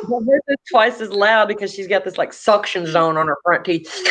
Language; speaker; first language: English; native; English